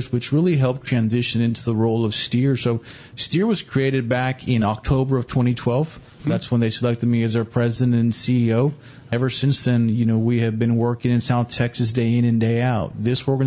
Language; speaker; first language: English; native; English